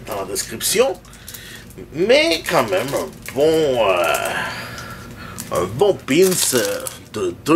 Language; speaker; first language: French; native; French